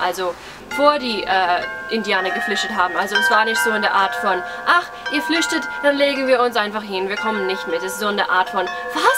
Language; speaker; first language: German; early bilingual, heritage; English